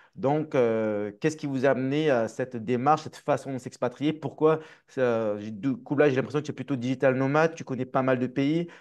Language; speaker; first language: French; native; French